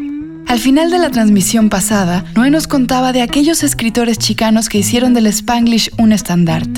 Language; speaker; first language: Spanish; native; Spanish